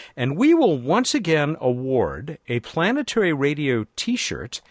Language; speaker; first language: English; native; English